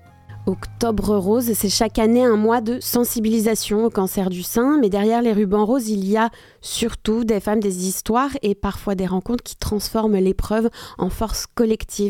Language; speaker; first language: French; native; French